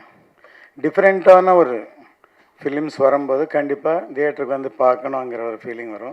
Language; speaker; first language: Tamil; native; Tamil